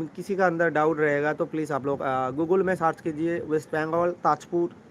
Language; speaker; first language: Hindi; non-native, local second language; Bangla